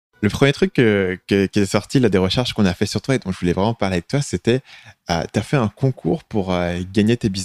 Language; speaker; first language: French; native; French